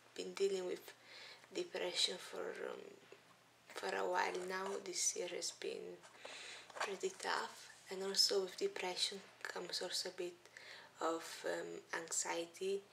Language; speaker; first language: English; early bilingual, other home language; Italian